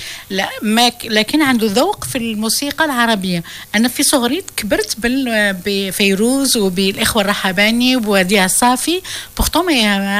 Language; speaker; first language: French; non-native, local second language; Arabic